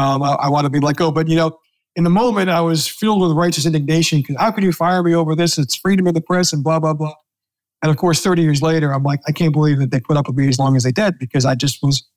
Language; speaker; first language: English; native; English